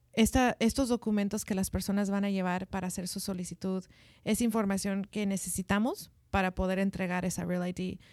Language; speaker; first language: Spanish; early bilingual, heritage; Spanish